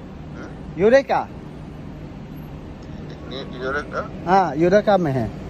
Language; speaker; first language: Hindi; non-native, local second language; Telugu